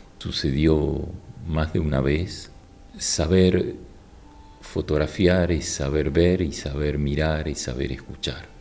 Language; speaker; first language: Spanish; native; Spanish